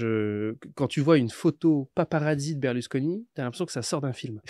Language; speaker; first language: French; native; French